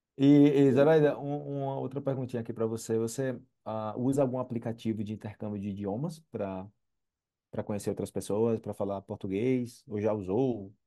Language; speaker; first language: Portuguese; native; Portuguese